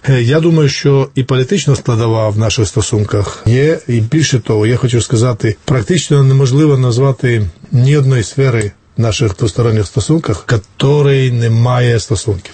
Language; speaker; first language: Ukrainian; non-native, fluent; Georgian